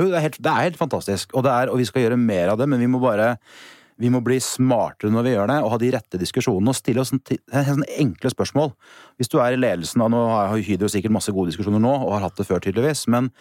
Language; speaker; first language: Norwegian; native; Norwegian